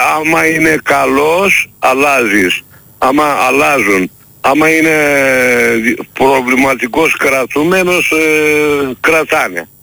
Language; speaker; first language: Greek; non-native, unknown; Turkish